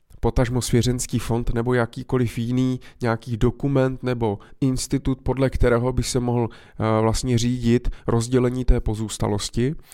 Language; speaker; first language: Czech; native; Czech